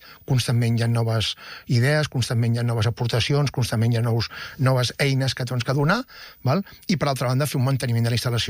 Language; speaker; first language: Catalan; native; Catalan